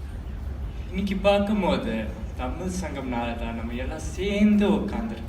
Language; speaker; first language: Tamil; early bilingual, heritage; Tamil